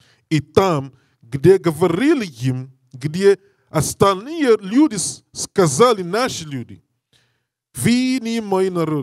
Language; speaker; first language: Russian; non-native, learner; English